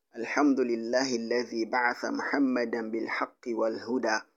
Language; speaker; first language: Arabic; non-native, fluent; Yoruba